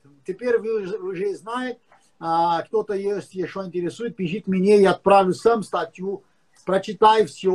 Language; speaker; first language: Russian; non-native, learner; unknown